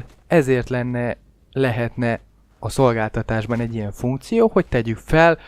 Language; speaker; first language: Hungarian; native; Hungarian